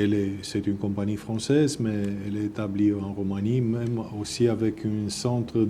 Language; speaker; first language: French; non-native, fluent; Romanian